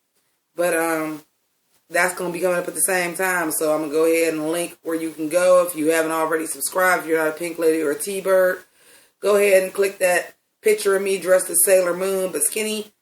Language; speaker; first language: English; native; English